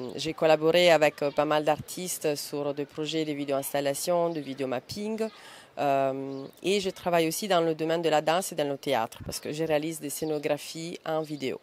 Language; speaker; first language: French; non-native, fluent; Italian